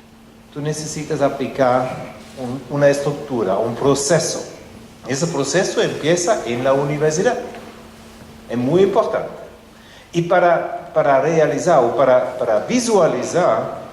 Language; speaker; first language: Spanish; non-native, fluent; German